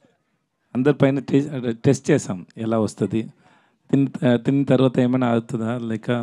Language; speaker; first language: Telugu; non-native, learner; Tamil